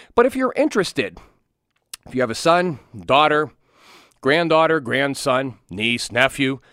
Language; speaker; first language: English; native; English